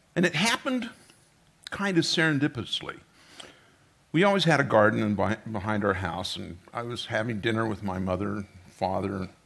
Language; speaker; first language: English; native; English